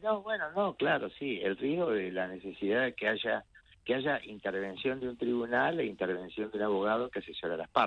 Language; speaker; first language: Spanish; native; Spanish